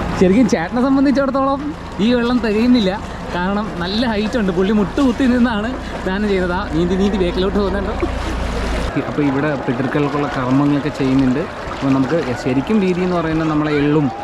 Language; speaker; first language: Malayalam; native; Malayalam